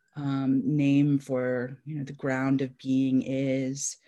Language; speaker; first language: English; native; English